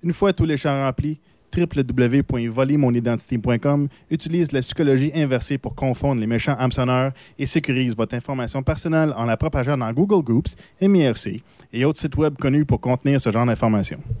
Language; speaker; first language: French; native; French